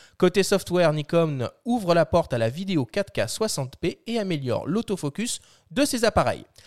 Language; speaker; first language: French; native; French